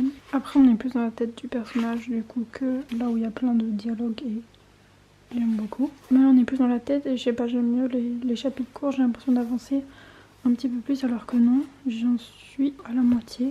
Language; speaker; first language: French; native; French